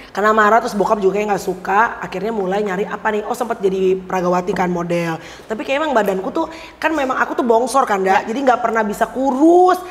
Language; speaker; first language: Indonesian; native; Indonesian